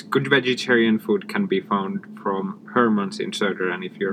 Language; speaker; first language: English; non-native, fluent; Finnish